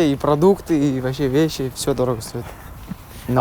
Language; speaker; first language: Russian; native; Russian